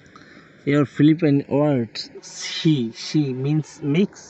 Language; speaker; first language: English; non-native, learner; Bangla